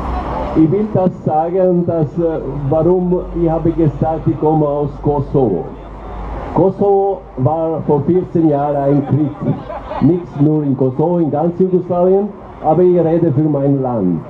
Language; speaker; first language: German; non-native, learner; Albanian